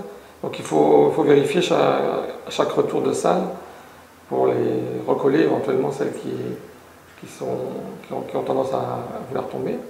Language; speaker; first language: French; native; French